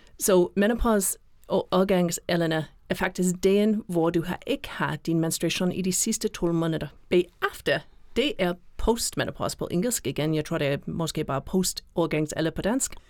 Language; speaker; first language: Danish; non-native, fluent; English